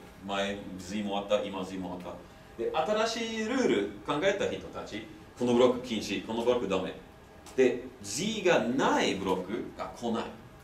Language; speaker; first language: Japanese; non-native, fluent; English